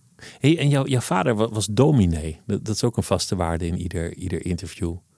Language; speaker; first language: Dutch; native; Dutch